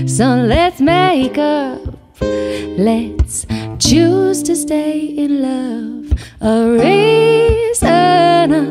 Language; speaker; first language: English; native; English